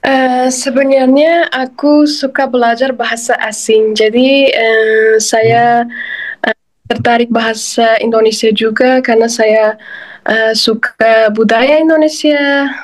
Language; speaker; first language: Indonesian; non-native, fluent; Uzbek